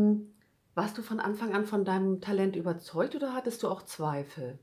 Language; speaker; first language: German; native; German